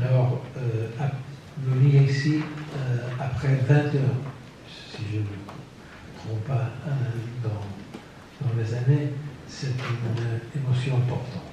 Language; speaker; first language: French; non-native, fluent; Italian